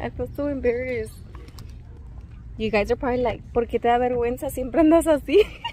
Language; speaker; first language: Spanish; early bilingual, heritage; Spanish